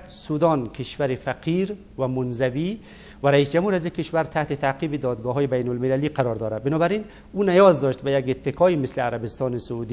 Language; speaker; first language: Persian; native; Persian